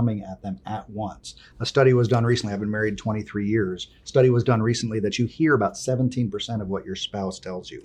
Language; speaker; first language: English; early bilingual, other home language; Spanish